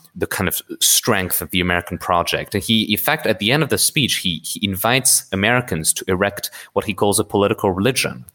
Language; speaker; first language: English; early bilingual, other home language; Arabic